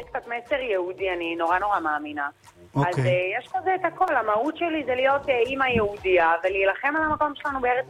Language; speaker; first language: Hebrew; native; Hebrew